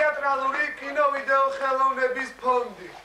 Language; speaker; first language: Georgian; native; Georgian